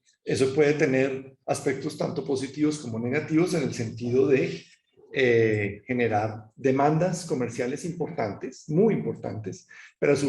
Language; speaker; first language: Spanish; native; Spanish